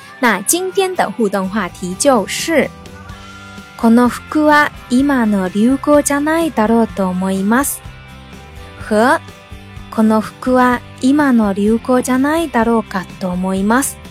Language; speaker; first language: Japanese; non-native, fluent; Chinese